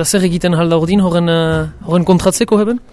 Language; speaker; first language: Basque; native; Basque